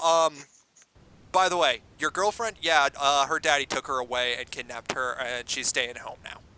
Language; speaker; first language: English; native; English